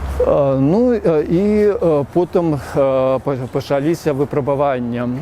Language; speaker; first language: Belarusian; native; Belarusian